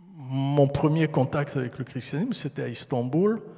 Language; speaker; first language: French; early bilingual, heritage; French